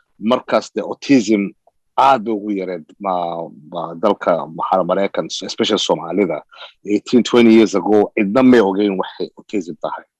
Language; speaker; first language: Somali; early bilingual, heritage; Somali